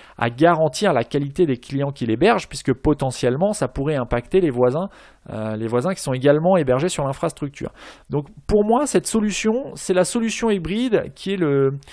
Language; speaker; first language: French; native; French